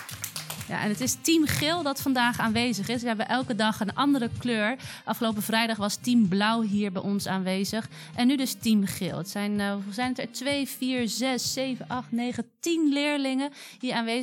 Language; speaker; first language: Dutch; native; Dutch